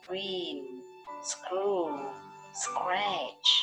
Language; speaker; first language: English; non-native, fluent; Vietnamese